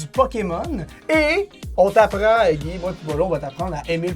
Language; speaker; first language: French; native; French